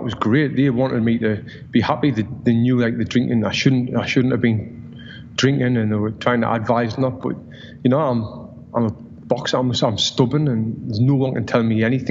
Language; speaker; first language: English; native; English